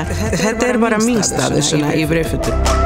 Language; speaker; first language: Icelandic; non-native, fluent; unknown